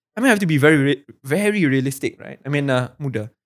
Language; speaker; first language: English; non-native, local second language; Malay